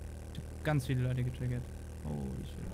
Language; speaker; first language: German; native; German